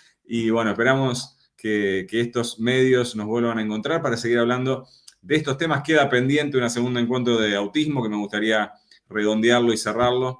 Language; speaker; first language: Spanish; native; Spanish